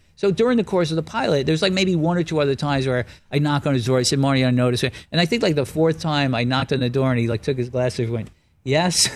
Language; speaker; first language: English; native; English